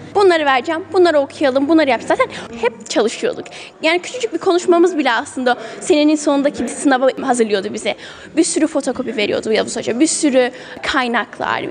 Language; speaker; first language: Turkish; early bilingual, heritage; Turkish